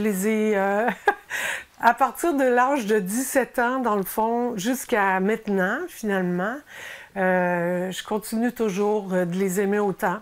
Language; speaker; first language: French; native; French